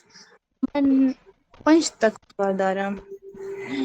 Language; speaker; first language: Persian; non-native, learner; Urdu